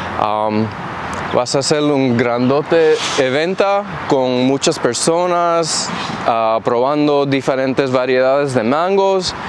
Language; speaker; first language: Spanish; early bilingual, heritage; English